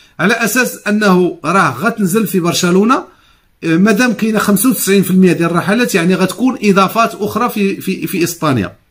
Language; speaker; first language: Arabic; native; Arabic